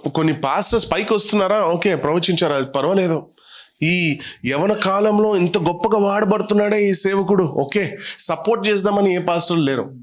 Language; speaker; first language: Telugu; non-native, local second language; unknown